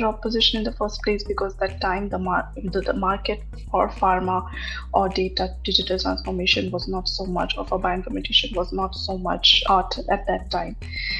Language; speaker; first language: English; non-native, local second language; Marathi